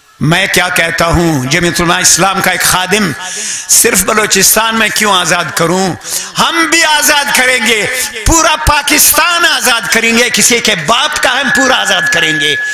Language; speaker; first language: Urdu; non-native, local second language; Brahui